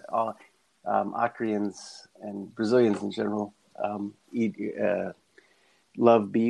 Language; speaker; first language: English; native; English